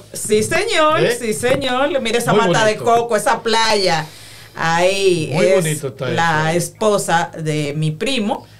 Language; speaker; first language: Spanish; native; Spanish